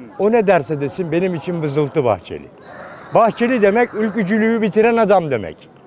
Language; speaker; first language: Turkish; native; Turkish